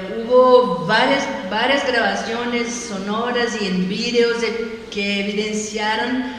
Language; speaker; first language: Spanish; non-native, learner; Portuguese